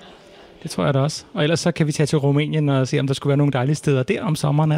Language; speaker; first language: Danish; native; Danish